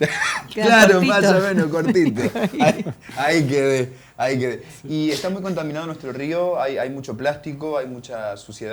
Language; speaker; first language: Spanish; native; Spanish